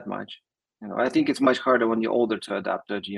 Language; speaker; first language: English; non-native, fluent; Russian